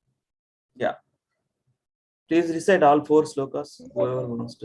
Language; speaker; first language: English; non-native, local second language; Telugu